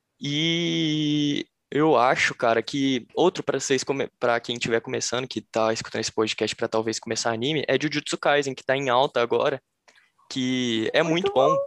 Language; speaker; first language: Portuguese; native; Portuguese